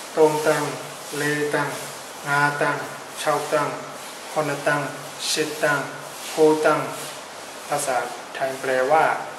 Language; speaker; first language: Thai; non-native, fluent; Burmese